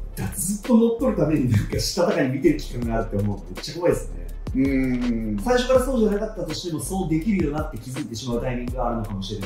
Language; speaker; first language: Japanese; native; Japanese